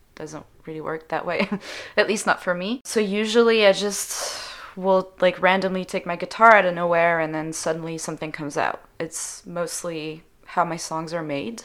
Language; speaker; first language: English; non-native, fluent; French